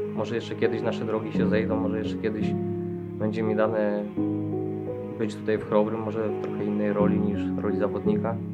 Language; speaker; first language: Polish; native; Polish